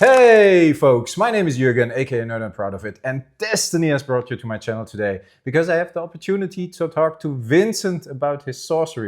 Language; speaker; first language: English; non-native, fluent; German